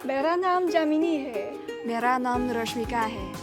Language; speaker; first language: Hindi; non-native, learner; Chinese